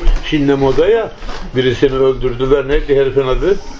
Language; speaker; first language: Turkish; native; Turkish